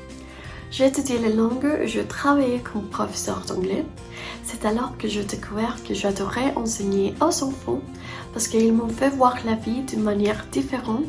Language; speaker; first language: French; non-native, learner; Spanish